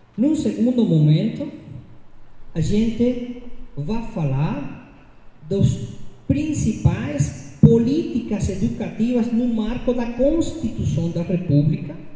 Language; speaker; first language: Portuguese; non-native, fluent; Spanish